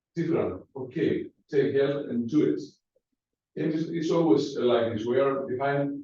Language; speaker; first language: English; non-native, learner; Greek